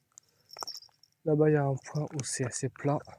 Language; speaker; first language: French; native; French